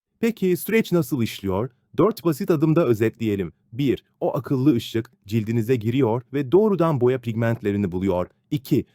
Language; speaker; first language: Turkish; native; Turkish